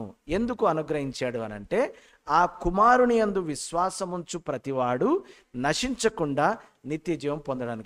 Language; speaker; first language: Telugu; native; Telugu